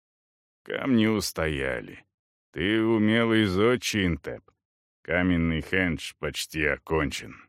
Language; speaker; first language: Russian; native; Russian